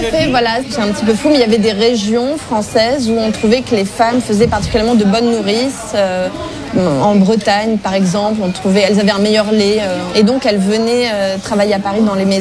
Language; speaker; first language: French; native; French